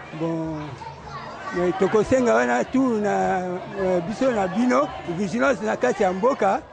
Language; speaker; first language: Lingala; native; Lingala